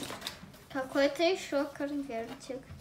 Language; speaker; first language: Russian; early bilingual, heritage; Russian